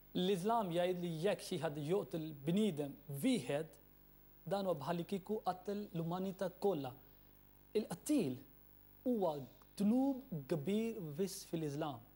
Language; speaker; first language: Maltese; non-native, fluent; Urdu